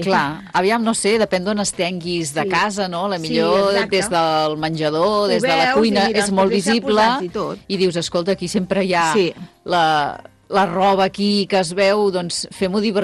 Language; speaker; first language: Catalan; native; Catalan